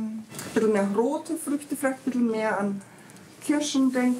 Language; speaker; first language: German; native; German